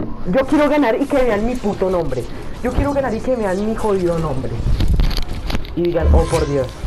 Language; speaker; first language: Spanish; native; Spanish